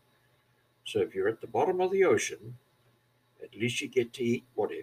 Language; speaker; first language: English; native; English